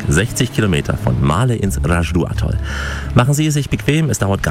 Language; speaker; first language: German; native; German